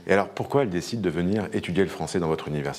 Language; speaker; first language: French; native; French